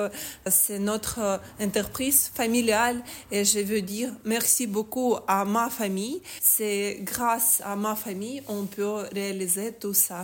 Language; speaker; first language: French; non-native, learner; Ukrainian